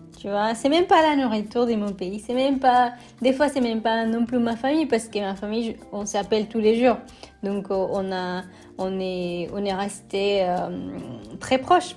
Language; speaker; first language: French; non-native, fluent; Spanish